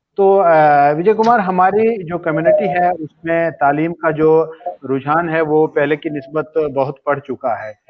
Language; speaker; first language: Urdu; non-native, local second language; Marwari